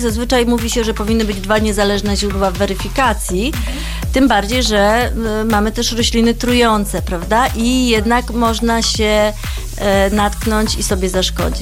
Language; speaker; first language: Polish; native; Polish